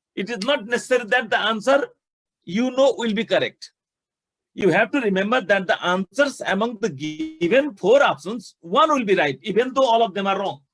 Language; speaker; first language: English; non-native, local second language; Nepali